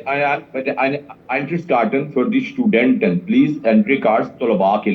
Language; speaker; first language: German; non-native, fluent; Urdu